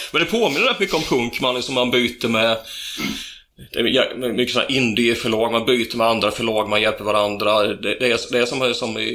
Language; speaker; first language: Swedish; native; Swedish